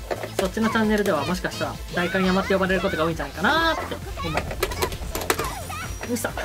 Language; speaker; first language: Japanese; native; Japanese